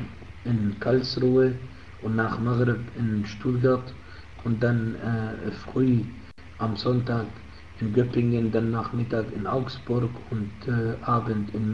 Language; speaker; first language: German; non-native, fluent; Arabic